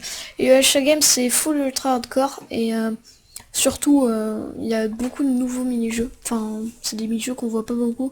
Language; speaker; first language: French; native; French